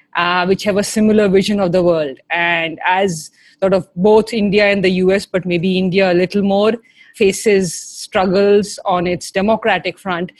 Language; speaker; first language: English; non-native, local second language; Hindi